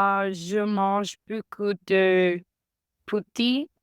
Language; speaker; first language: French; non-native, learner; Spanish